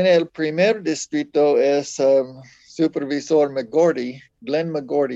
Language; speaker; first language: Spanish; non-native, fluent; English